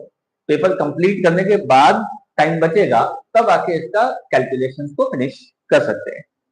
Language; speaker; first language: Hindi; native; Hindi